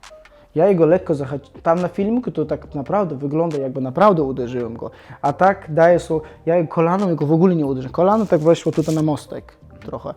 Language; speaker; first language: Polish; non-native, fluent; Chechen